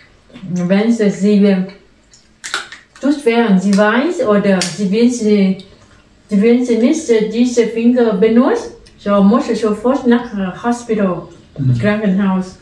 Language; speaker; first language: German; non-native, learner; Vietnamese